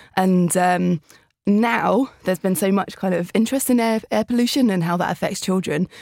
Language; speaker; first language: English; native; English